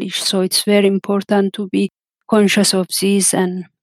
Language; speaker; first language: English; non-native, fluent; Amharic